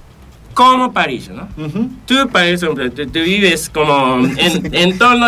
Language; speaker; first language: Spanish; non-native, fluent; Japanese